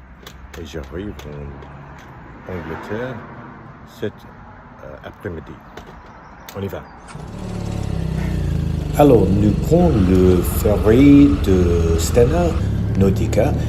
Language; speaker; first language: French; non-native, learner; English